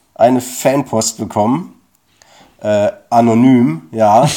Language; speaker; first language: German; native; German